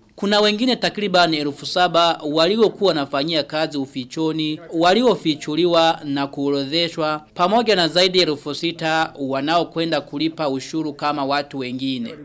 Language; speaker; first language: Swahili; non-native, local second language; Rundi